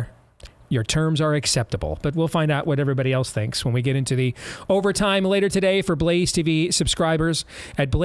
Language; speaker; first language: English; native; English